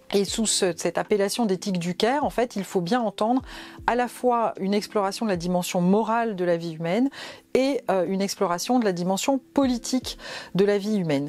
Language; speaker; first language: French; native; French